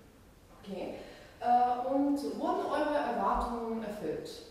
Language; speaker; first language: German; non-native, fluent; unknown